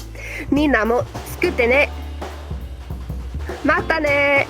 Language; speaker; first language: Japanese; non-native, learner; English